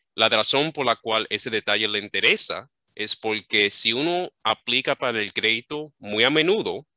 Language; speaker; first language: Spanish; early bilingual, other home language; English